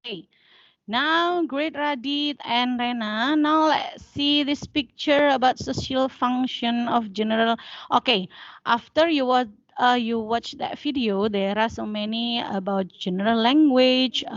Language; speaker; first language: English; non-native, learner; Indonesian